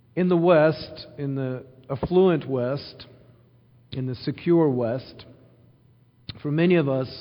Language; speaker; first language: English; early bilingual, other home language; Ukrainian